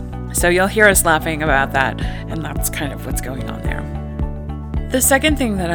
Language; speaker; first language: English; native; English